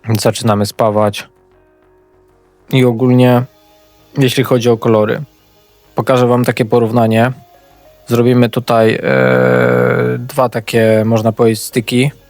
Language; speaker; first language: Polish; native; Polish